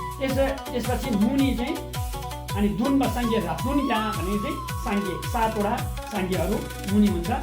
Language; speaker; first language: Nepali; non-native, local second language; Eastern Tamang